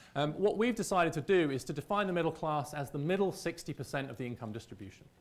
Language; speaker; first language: English; native; English